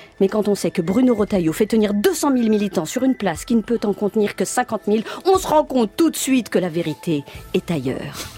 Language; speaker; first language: French; native; French